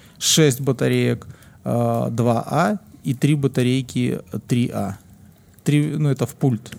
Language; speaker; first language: Russian; native; Russian